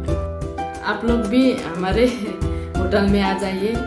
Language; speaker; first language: Hindi; non-native, learner; Nepali